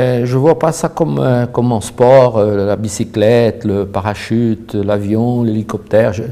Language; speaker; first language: French; non-native, fluent; Portuguese